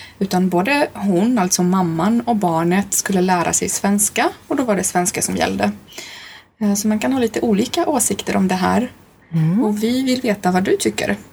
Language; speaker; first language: Swedish; native; Swedish